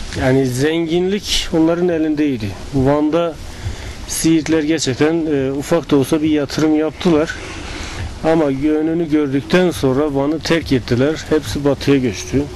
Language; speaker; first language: Turkish; non-native, local second language; Kurdish